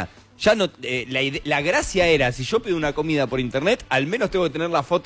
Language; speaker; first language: Spanish; native; Spanish